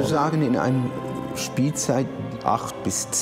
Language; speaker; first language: German; non-native, fluent; English